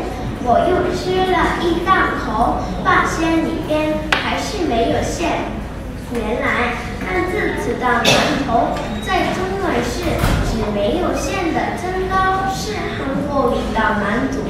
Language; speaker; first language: Chinese; non-native, learner; Korean